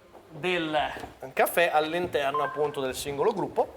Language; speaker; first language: Italian; native; Italian